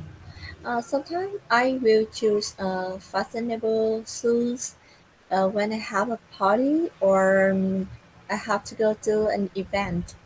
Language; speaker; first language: English; non-native, learner; Vietnamese